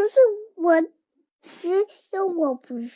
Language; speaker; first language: Chinese; early bilingual, heritage; Chinese